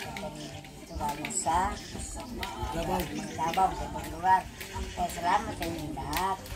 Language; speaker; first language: Filipino; non-native, local second language; Cebuano